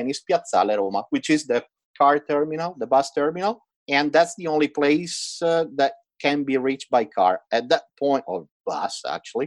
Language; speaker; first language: English; non-native, fluent; Italian